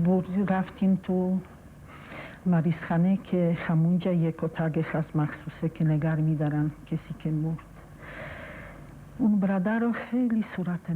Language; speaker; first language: Persian; non-native, fluent; Polish